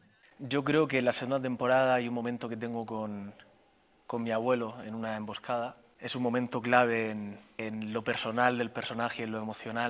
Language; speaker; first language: Spanish; native; Spanish